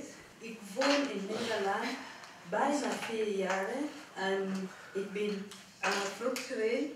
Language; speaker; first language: Dutch; non-native, learner; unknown